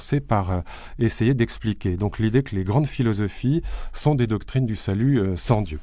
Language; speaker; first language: French; native; French